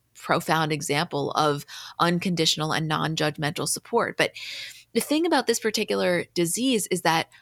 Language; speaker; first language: English; native; English